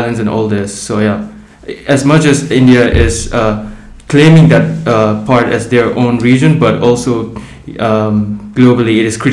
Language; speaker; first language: English; non-native, local second language; Tibetan